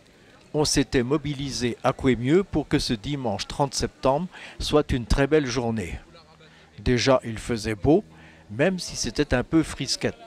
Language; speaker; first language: French; native; French